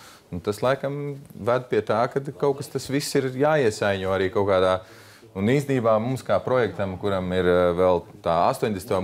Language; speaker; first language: Latvian; native; Latvian